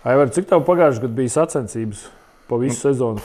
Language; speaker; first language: Latvian; native; Latvian